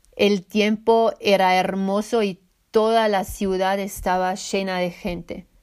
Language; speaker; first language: Spanish; non-native, fluent; Swiss German